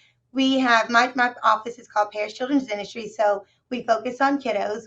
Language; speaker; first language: English; native; English